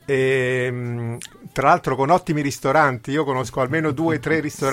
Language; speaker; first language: Italian; native; Italian